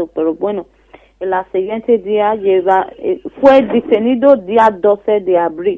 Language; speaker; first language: Spanish; non-native, learner; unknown